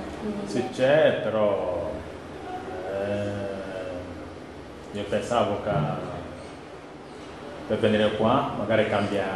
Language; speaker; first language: Italian; non-native, learner; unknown